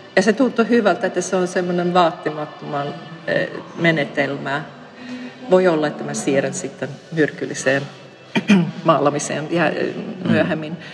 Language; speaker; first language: Finnish; non-native, fluent; Swedish